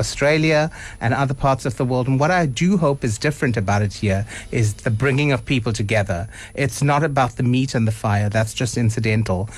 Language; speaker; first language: English; native; English